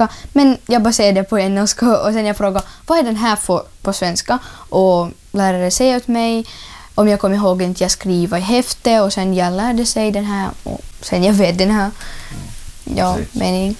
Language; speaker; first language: Swedish; non-native, learner; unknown